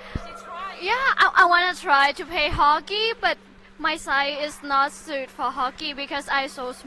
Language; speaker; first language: English; non-native, learner; Thai